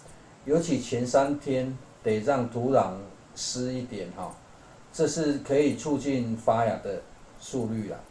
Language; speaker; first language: Chinese; native; Chinese